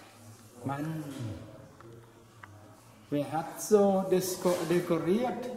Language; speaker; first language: German; non-native, fluent; Vietnamese